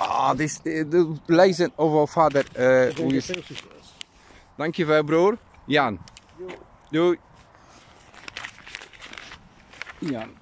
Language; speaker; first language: Dutch; non-native, learner; Polish